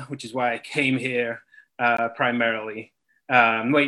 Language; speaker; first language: English; native; English